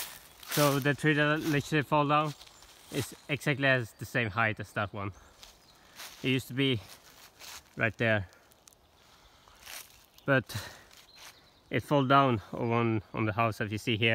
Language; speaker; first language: English; non-native, fluent; Swedish